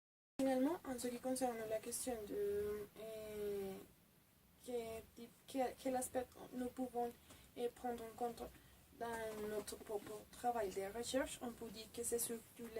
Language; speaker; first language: French; non-native, fluent; Spanish